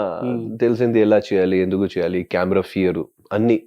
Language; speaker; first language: Telugu; non-native, local second language; Hindi